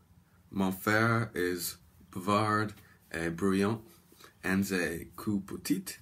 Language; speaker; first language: French; non-native, learner; English